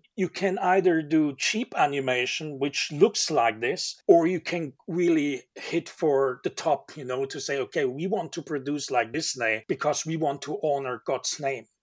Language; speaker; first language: English; non-native, fluent; German